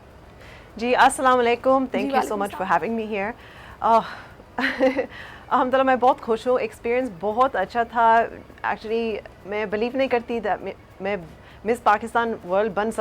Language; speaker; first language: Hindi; early bilingual, heritage; Hindi